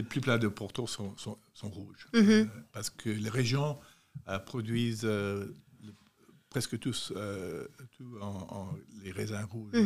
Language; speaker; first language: French; non-native, fluent; English